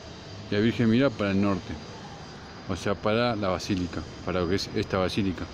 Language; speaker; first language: Spanish; native; Spanish